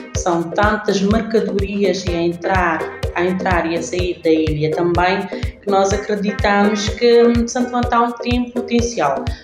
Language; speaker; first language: Portuguese; non-native, local second language; Kabuverdianu